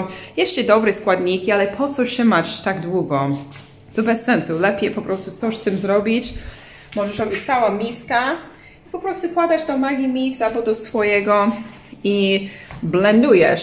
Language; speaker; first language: Polish; early bilingual, heritage; English